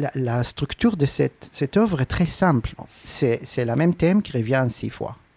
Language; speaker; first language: French; non-native, fluent; Hebrew